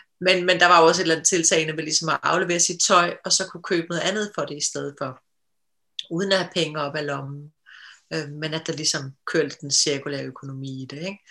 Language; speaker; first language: Danish; native; Danish